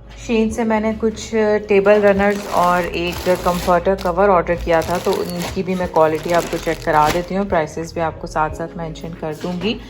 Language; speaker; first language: Urdu; native; Urdu